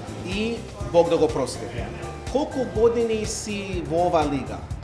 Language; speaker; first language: Macedonian; early bilingual, heritage; Macedonian